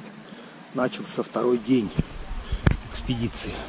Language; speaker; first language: Russian; native; Russian